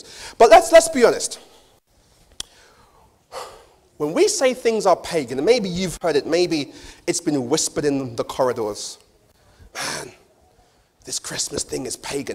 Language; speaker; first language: English; native; English